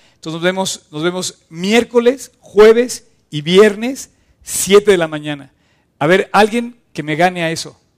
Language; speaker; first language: Spanish; native; Spanish